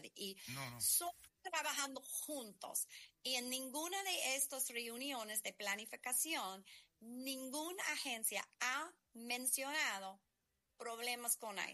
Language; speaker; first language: Spanish; non-native, fluent; English